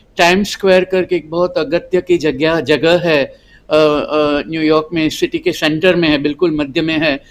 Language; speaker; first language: Hindi; non-native, local second language; Gujarati